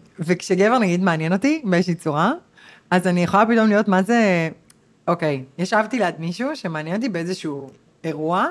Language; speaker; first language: Hebrew; native; Hebrew